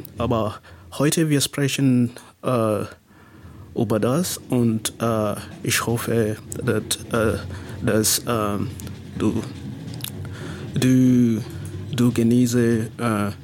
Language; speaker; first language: German; non-native, learner; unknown